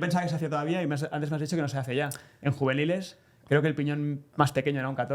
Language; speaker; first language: Spanish; native; Spanish